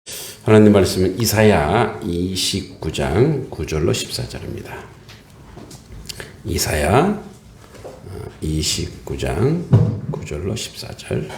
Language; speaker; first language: Korean; native; Korean